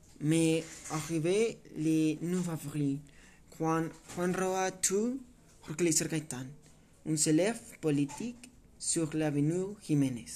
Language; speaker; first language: French; non-native, learner; Spanish